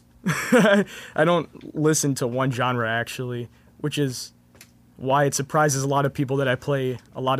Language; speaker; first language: English; native; English